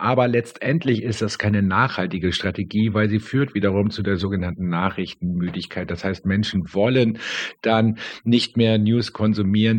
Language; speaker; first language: German; native; German